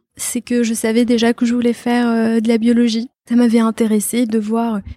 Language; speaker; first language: French; non-native, local second language; Arabic